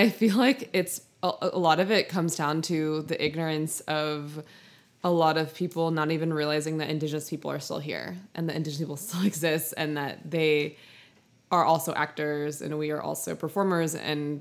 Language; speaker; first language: English; native; English